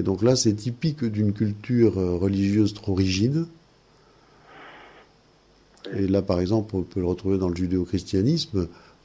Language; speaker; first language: French; native; French